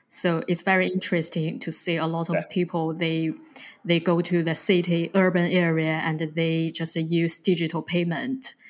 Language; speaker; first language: English; non-native, fluent; Chinese